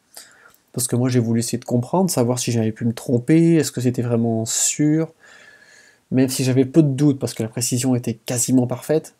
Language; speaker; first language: French; native; French